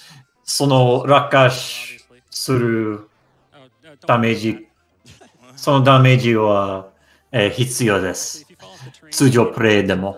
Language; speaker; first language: Japanese; non-native, learner; English